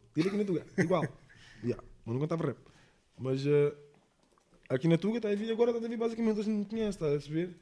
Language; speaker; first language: Portuguese; early bilingual, heritage; English